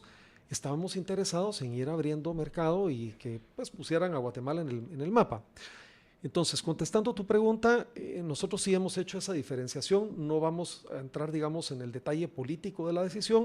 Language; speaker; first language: Spanish; native; Spanish